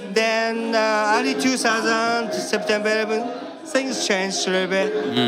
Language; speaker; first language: English; non-native, learner; Japanese